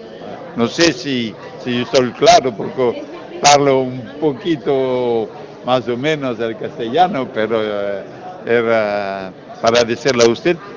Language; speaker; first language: Spanish; non-native, learner; French